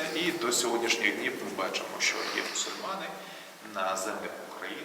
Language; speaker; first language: Ukrainian; non-native, local second language; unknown